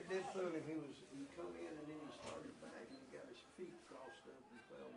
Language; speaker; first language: English; native; English